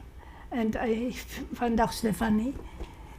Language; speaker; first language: German; non-native, fluent; Slovak